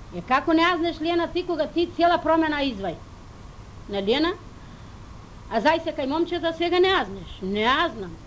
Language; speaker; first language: Macedonian; native; Macedonian